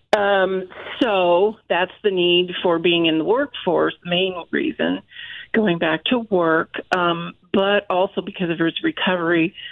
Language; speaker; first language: English; native; English